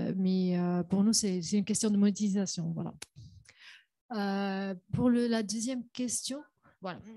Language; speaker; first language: French; non-native, local second language; Arabic